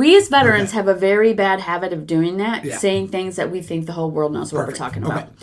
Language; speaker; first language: English; native; English